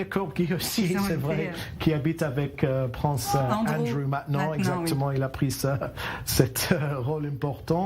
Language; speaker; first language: French; non-native, learner; English